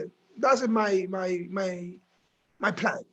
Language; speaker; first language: English; non-native, learner; Spanish